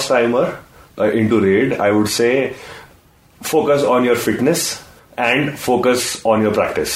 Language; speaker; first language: English; non-native, local second language; Hindi